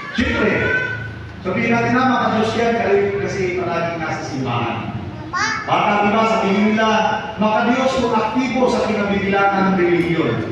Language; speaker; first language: Filipino; non-native, local second language; Cebuano